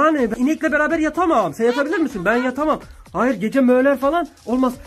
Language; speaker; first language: Turkish; native; Turkish